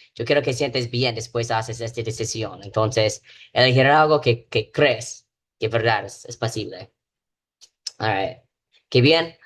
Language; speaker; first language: Spanish; non-native, learner; English